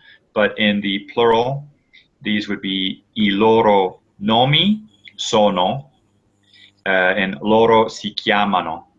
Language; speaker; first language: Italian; non-native, fluent; English